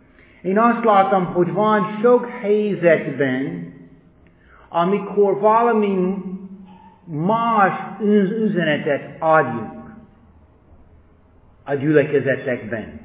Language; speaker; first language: Hungarian; non-native, fluent; English